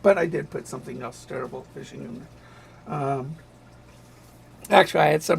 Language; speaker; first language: English; native; English